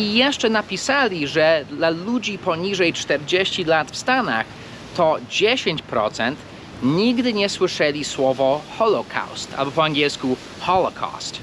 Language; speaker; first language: Polish; non-native, fluent; English